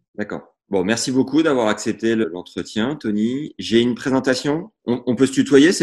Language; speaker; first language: French; native; French